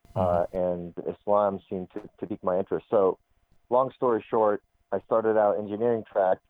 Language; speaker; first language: English; native; English